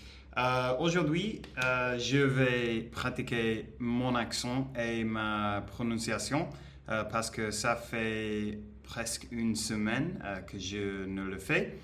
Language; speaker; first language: French; non-native, learner; Spanish